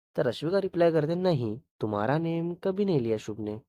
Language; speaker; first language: Hindi; non-native, local second language; Marathi